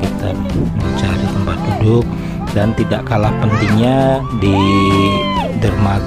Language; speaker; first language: Indonesian; native; Indonesian